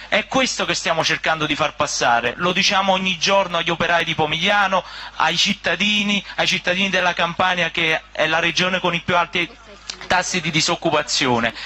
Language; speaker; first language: Italian; native; Italian